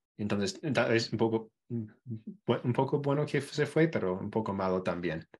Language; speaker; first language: Spanish; non-native, fluent; English